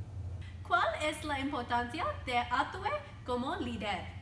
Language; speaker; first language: Spanish; non-native, learner; English